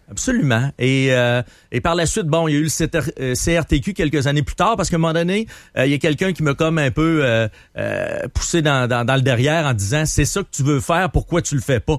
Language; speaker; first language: French; native; French